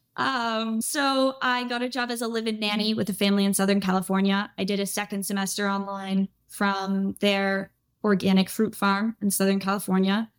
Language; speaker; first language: English; native; English